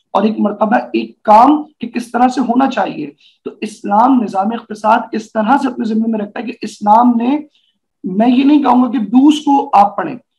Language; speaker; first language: Urdu; native; Urdu